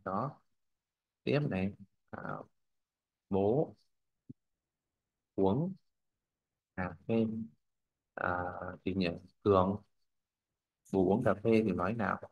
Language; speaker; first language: Vietnamese; native; Vietnamese